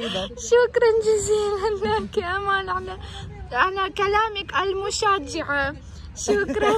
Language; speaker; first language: Arabic; non-native, fluent; Ukrainian